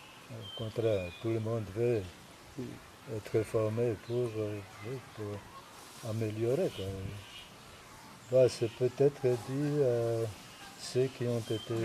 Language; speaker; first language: French; non-native, fluent; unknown